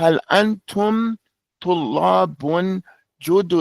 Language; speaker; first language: Arabic; non-native, fluent; English